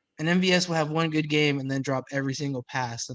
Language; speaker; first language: English; native; English